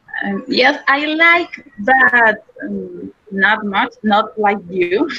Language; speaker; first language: English; non-native, learner; Spanish